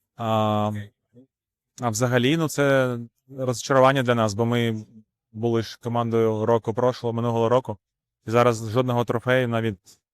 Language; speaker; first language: Ukrainian; non-native, local second language; Russian